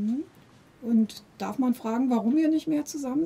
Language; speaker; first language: German; native; German